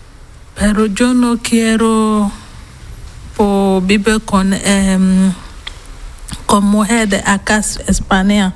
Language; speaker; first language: Spanish; non-native, learner; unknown